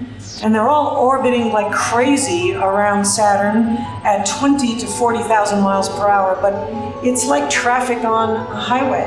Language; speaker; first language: English; native; English